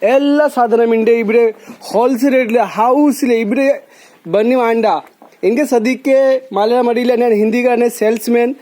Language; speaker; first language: Malayalam; non-native, learner; Bangla